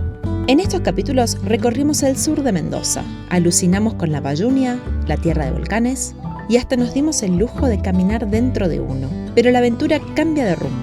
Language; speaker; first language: Spanish; native; Spanish